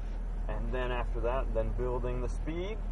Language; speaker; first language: English; native; English